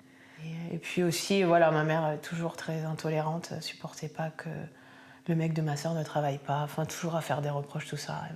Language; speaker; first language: French; native; French